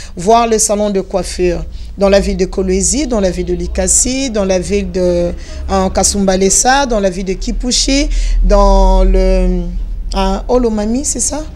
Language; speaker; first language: French; non-native, local second language; Lingala